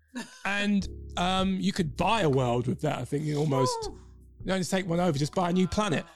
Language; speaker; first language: English; native; English